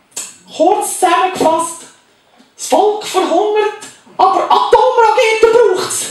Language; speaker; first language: German; native; German